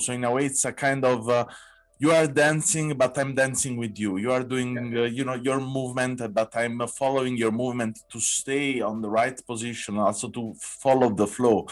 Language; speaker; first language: English; non-native, fluent; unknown